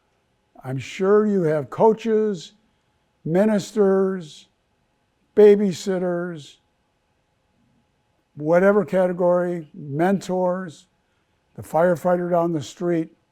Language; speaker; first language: English; native; English